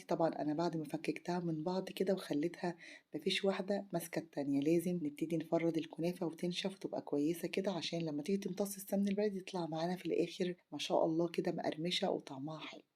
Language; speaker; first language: Arabic; native; Arabic